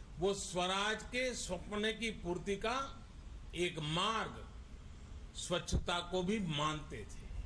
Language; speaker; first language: Hindi; non-native, local second language; Gujarati